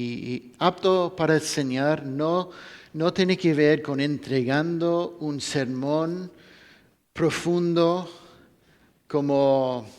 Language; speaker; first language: Spanish; non-native, fluent; English